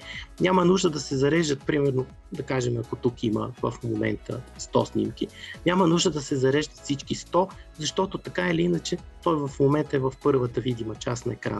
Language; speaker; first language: Bulgarian; native; Bulgarian